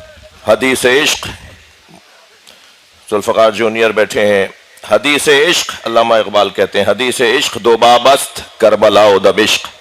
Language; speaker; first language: Urdu; native; Urdu